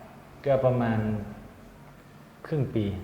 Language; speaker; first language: Thai; native; Thai